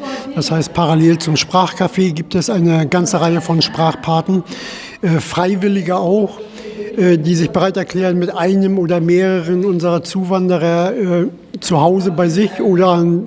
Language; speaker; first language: German; native; German